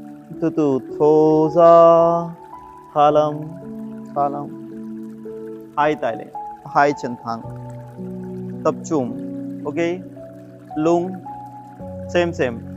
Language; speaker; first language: Vietnamese; non-native, learner; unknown